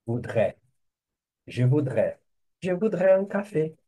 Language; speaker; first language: French; non-native, fluent; Portuguese